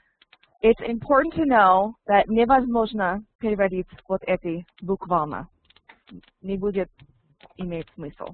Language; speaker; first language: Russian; non-native, learner; English